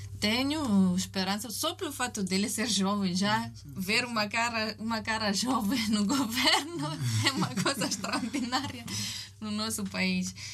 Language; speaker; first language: Portuguese; non-native, fluent; Italian